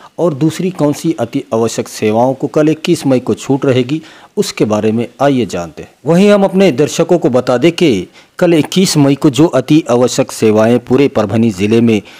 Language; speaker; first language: Hindi; non-native, local second language; Urdu